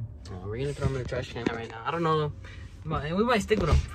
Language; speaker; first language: English; early bilingual, other home language; Spanish